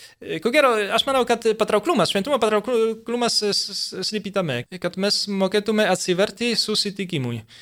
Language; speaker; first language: Lithuanian; early bilingual, heritage; Lithuanian